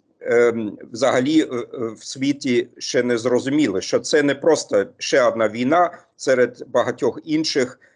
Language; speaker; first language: Ukrainian; non-native, fluent; German